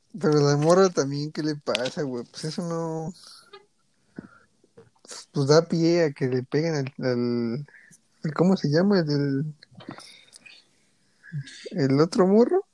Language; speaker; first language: Spanish; native; Spanish